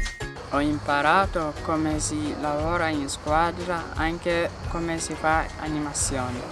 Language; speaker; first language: Italian; non-native, learner; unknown